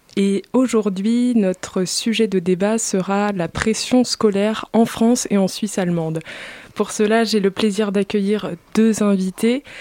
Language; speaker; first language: French; native; French